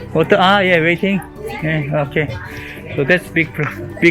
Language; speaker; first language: English; non-native, learner; Korean